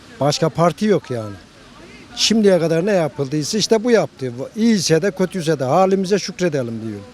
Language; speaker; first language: Turkish; native; Turkish